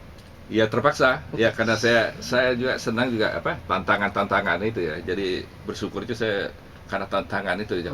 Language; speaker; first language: Indonesian; non-native, local second language; Javanese